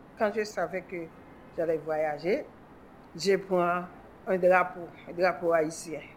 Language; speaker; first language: French; non-native, local second language; Haitian Creole